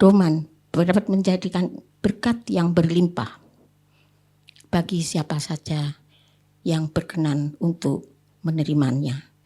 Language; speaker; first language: Indonesian; native; Indonesian